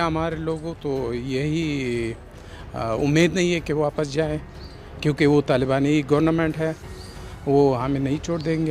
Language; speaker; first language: Hindi; non-native, fluent; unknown